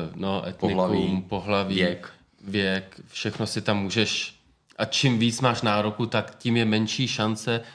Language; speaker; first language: Czech; native; Czech